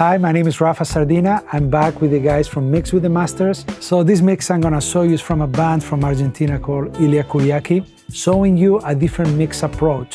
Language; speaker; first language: English; non-native, fluent; Spanish